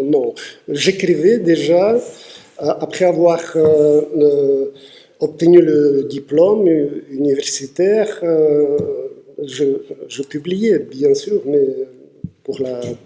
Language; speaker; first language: French; non-native, fluent; Russian